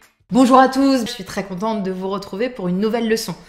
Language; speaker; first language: French; native; French